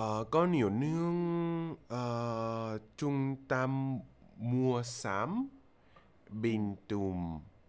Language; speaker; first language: Vietnamese; non-native, learner; English